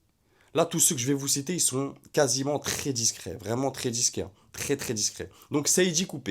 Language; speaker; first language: French; native; French